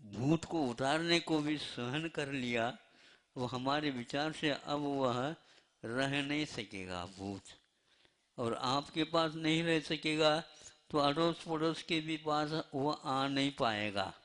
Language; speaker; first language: Hindi; non-native, local second language; Kannada